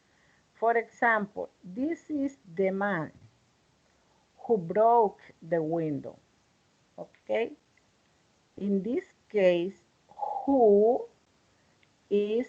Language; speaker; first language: English; non-native, learner; Spanish